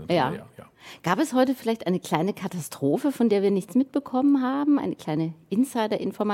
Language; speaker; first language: German; native; German